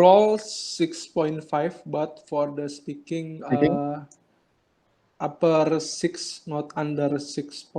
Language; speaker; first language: English; non-native, learner; Indonesian